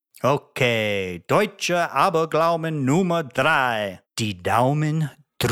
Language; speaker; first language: German; non-native, learner; English